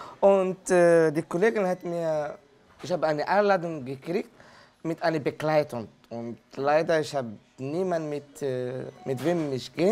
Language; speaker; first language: German; non-native, learner; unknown